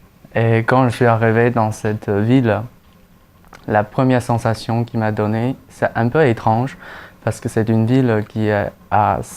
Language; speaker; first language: French; non-native, fluent; Chinese